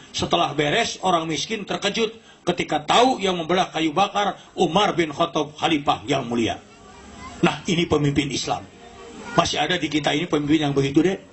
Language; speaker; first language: Indonesian; non-native, local second language; Sundanese